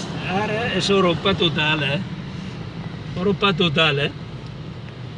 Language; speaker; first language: Catalan; non-native, learner; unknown